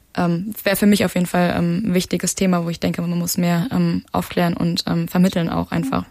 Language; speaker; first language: German; native; German